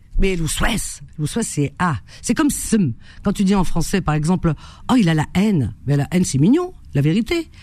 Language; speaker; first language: French; native; French